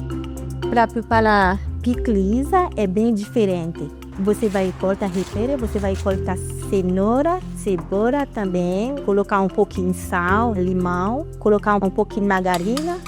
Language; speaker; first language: Portuguese; non-native, learner; Haitian Creole